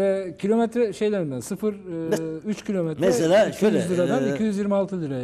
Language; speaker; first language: Turkish; native; Turkish